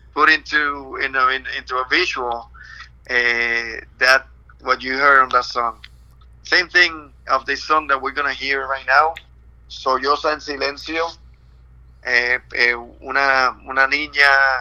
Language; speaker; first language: English; non-native, fluent; Spanish